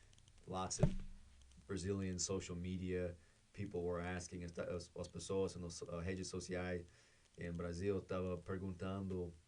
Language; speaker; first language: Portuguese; non-native, learner; English